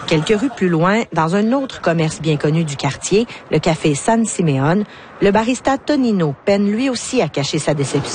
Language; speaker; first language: French; native; French